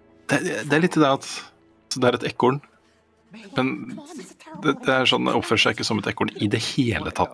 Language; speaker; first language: Norwegian; native; Norwegian